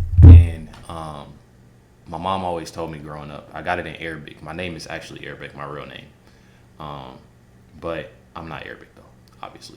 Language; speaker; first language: English; native; English